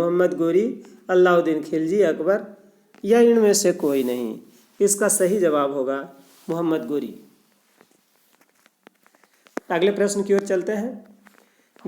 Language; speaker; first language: Hindi; non-native, local second language; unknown